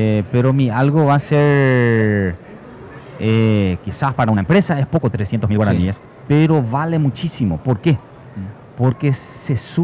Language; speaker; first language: Spanish; native; Spanish